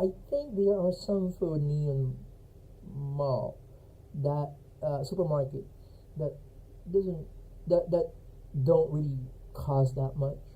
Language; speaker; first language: English; non-native, fluent; Filipino